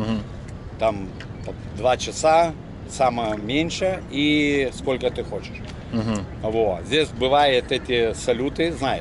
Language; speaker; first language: Russian; non-native, local second language; Lithuanian